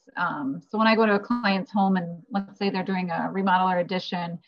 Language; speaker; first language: English; native; English